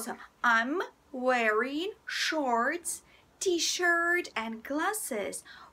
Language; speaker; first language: English; non-native, fluent; Russian